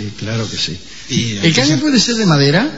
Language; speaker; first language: Spanish; native; Spanish